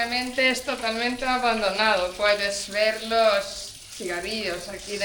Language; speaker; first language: Spanish; non-native, fluent; Portuguese